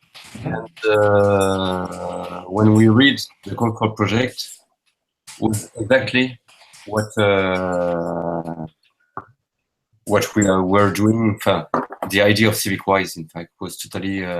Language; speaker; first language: English; non-native, learner; French